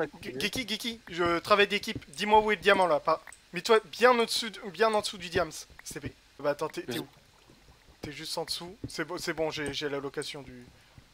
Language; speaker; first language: French; native; French